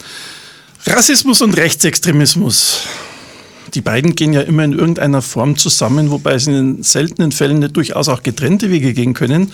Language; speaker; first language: German; native; German